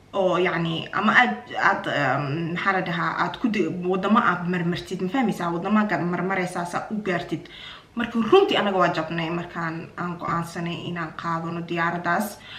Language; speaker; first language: Somali; early bilingual, heritage; Somali